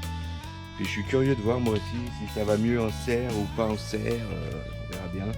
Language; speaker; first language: French; native; French